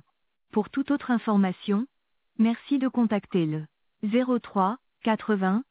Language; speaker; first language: French; native; French